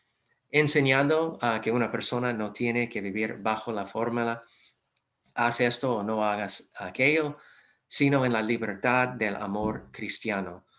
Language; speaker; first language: Spanish; non-native, fluent; English